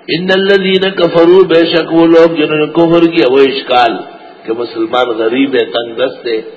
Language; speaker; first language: Urdu; non-native, local second language; Pashto